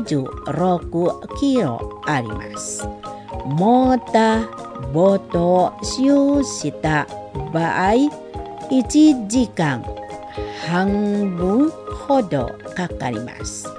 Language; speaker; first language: Japanese; non-native, fluent; Indonesian